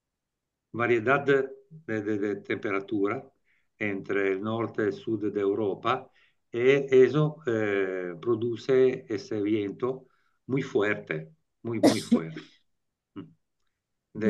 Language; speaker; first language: Spanish; non-native, learner; Italian